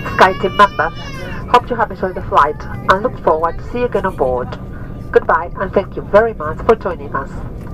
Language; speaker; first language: English; non-native, fluent; Spanish